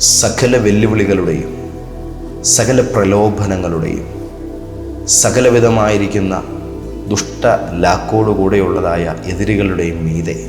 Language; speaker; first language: Malayalam; native; Malayalam